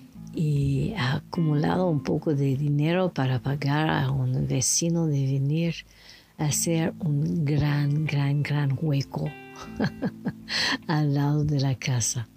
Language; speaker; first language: Spanish; non-native, learner; French